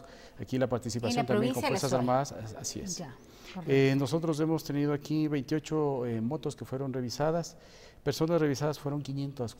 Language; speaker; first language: Spanish; native; Spanish